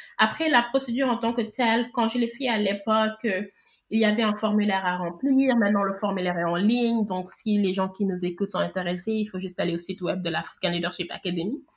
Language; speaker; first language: French; non-native, local second language; Wolof